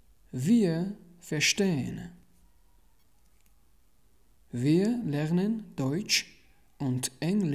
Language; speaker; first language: German; non-native, learner; Tajik